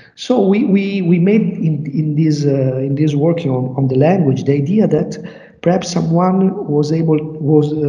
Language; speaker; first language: English; non-native, learner; Italian